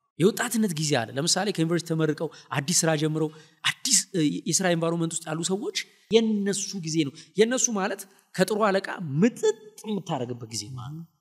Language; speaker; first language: Amharic; native; Amharic